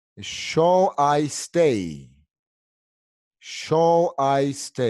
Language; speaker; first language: English; non-native, fluent; Spanish